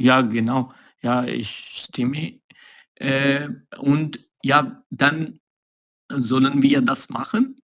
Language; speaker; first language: German; non-native, learner; Urdu